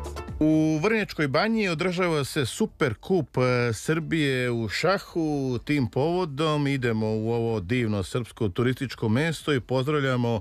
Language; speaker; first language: Serbian; native; Serbian